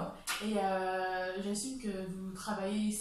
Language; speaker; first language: French; non-native, fluent; English